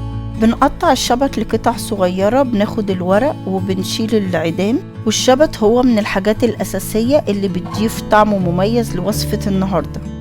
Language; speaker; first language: Arabic; native; Arabic